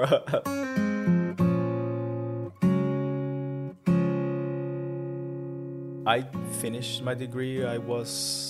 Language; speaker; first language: English; non-native, learner; Portuguese